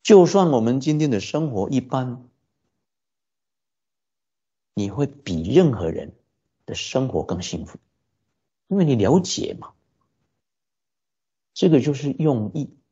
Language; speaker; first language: Chinese; native; Chinese